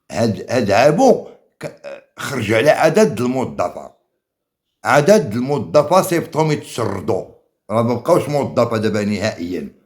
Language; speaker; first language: Arabic; native; Arabic